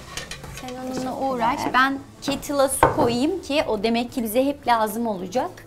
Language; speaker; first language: Turkish; native; Turkish